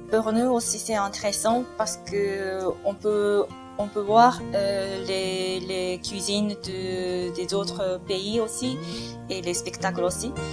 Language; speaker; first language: French; non-native, learner; Japanese